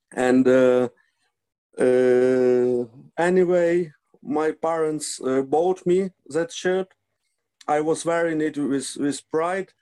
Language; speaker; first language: English; non-native, learner; Ukrainian